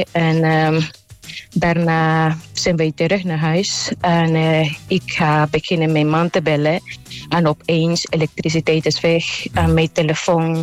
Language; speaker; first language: Dutch; non-native, local second language; Papiamento